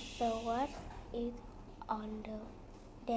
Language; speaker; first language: English; non-native, learner; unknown